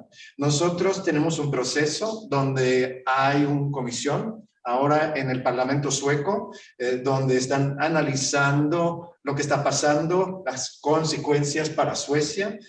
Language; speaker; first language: Spanish; non-native, fluent; Swedish